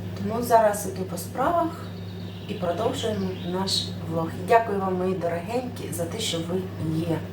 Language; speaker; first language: Ukrainian; non-native, local second language; Russian